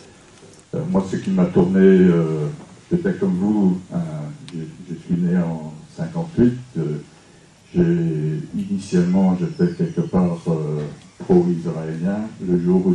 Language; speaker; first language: French; non-native, fluent; English